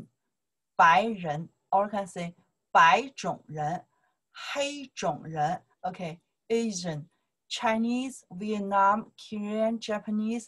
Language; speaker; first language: English; non-native, learner; Chinese